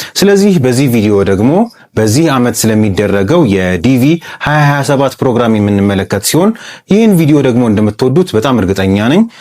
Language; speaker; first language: Amharic; native; Amharic